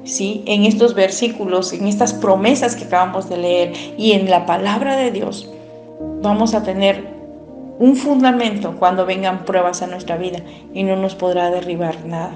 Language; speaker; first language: Spanish; native; Spanish